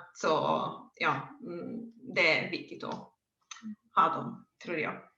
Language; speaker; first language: Swedish; non-native, fluent; Italian